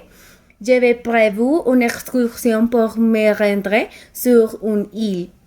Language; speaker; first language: French; non-native, learner; Spanish